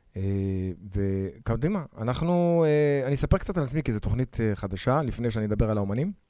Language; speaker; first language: Hebrew; native; Hebrew